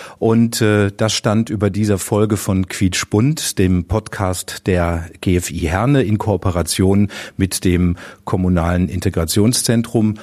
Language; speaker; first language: German; native; German